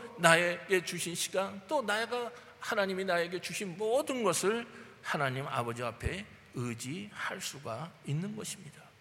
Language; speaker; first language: Korean; native; Korean